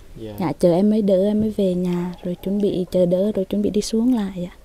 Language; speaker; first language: Vietnamese; non-native, local second language; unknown